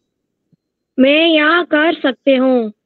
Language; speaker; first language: Hindi; non-native, learner; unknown